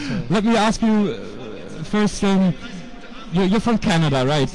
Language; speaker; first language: English; non-native, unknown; German